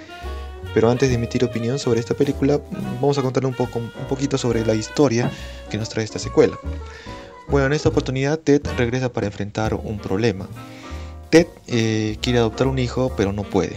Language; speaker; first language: Spanish; native; Spanish